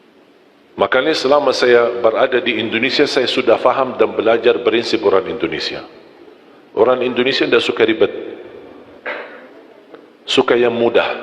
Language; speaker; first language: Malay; non-native, fluent; Arabic